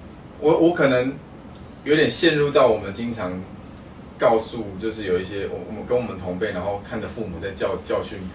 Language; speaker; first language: Chinese; native; Chinese